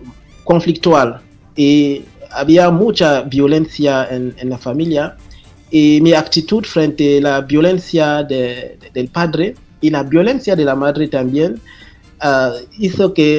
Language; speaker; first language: Spanish; non-native, fluent; French